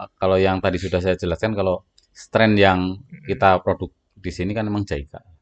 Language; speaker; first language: Indonesian; non-native, local second language; Javanese